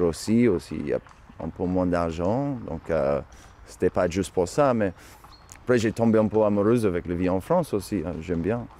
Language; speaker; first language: French; non-native, fluent; English